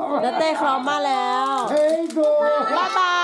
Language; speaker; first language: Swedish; non-native, learner; Thai